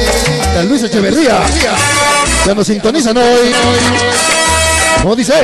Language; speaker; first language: Spanish; native; Spanish